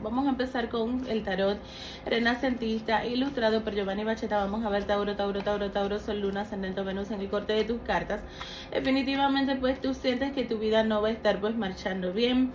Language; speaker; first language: Spanish; native; Spanish